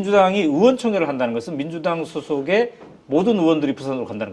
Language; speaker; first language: Korean; native; Korean